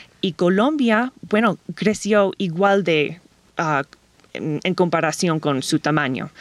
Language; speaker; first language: Spanish; non-native, fluent; English